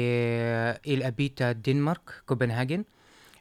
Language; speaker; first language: French; non-native, learner; Arabic